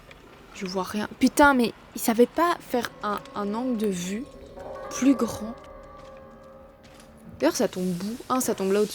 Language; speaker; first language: French; native; French